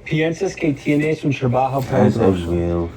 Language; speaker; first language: Spanish; non-native, learner; English